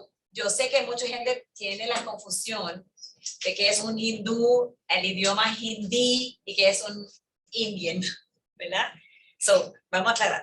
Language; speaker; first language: Spanish; early bilingual, heritage; English